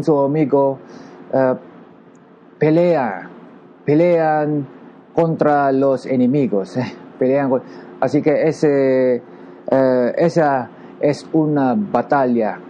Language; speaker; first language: Spanish; non-native, learner; Japanese